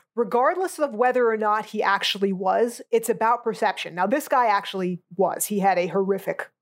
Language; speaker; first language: English; native; English